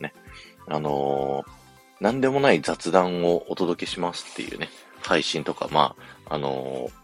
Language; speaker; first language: Japanese; native; Japanese